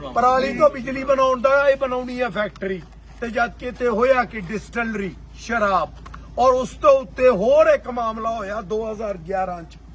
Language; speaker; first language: Punjabi; native; Punjabi